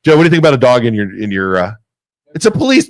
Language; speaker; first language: English; native; English